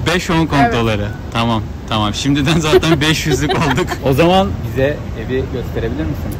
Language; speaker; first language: Turkish; native; Turkish